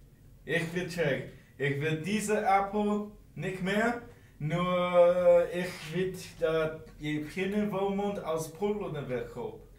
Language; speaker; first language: Dutch; non-native, learner; English